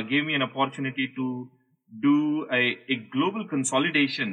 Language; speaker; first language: English; non-native, local second language; Hindi